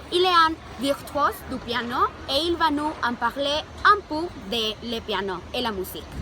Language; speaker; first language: French; non-native, learner; Spanish